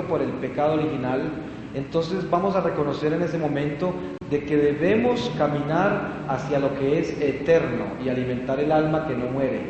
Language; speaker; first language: Spanish; native; Spanish